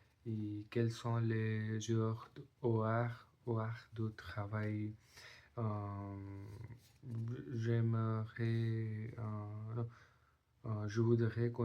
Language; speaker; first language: French; non-native, learner; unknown